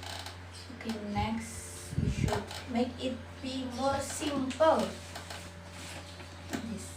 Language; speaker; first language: English; non-native, learner; Indonesian